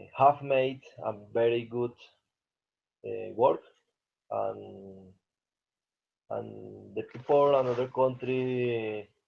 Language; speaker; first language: English; non-native, learner; Spanish